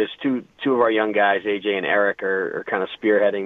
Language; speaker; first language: English; native; English